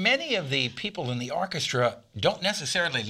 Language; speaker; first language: English; native; English